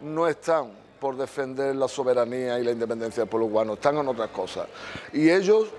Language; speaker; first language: Spanish; native; Spanish